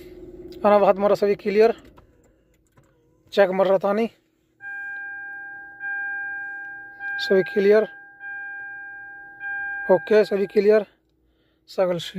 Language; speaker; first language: Arabic; non-native, learner; Urdu